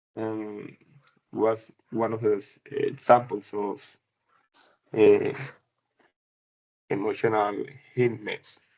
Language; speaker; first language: English; non-native, learner; Spanish